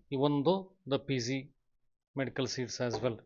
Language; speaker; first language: English; non-native, local second language; Kannada